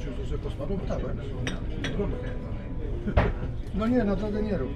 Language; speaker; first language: Polish; native; Polish